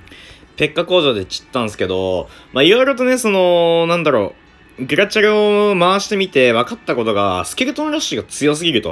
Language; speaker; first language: Japanese; native; Japanese